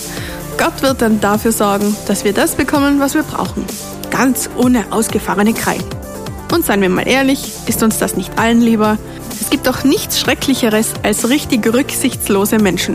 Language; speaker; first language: German; native; German